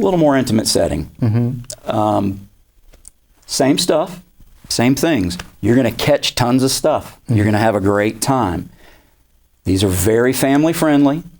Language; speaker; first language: English; native; English